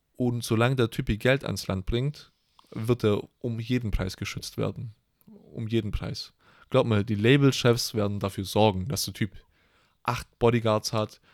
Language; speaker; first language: German; native; German